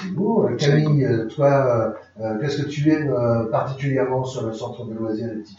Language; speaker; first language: French; native; French